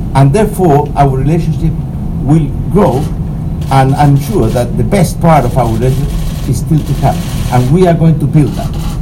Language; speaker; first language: English; non-native, fluent; Spanish